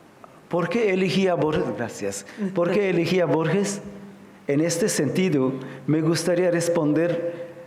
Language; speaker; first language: Spanish; non-native, fluent; Bangla